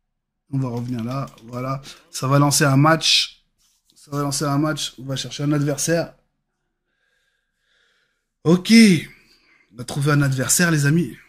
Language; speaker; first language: French; native; French